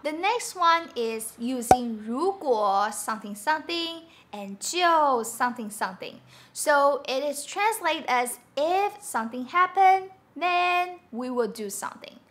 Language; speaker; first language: English; non-native, fluent; Chinese